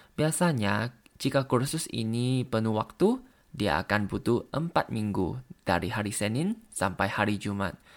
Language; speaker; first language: Indonesian; non-native, learner; Thai